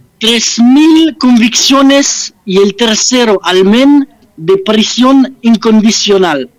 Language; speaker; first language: Spanish; non-native, fluent; French